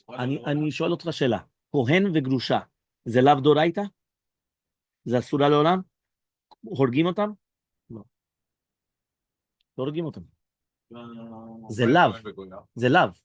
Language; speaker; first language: Hebrew; non-native, fluent; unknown